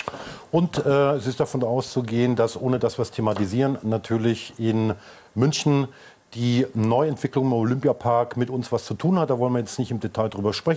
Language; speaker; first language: German; native; German